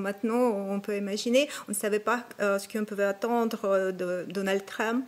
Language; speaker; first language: French; non-native, fluent; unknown